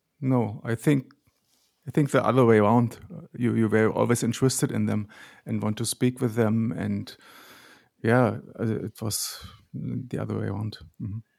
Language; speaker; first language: English; non-native, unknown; German